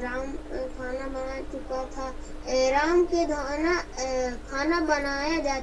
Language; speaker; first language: Hindi; native; Hindi